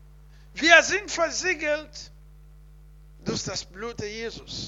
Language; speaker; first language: German; non-native, learner; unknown